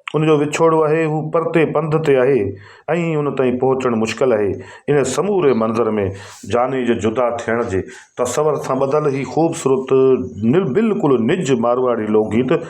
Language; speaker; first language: Sindhi; native; Sindhi